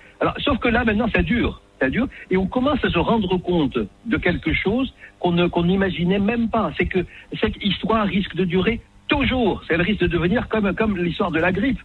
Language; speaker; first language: French; non-native, local second language; Arabic